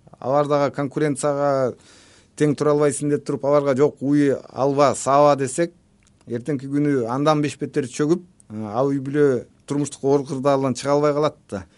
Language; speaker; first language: Kyrgyz; native; Kyrgyz